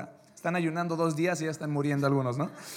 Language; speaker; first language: Spanish; early bilingual, heritage; English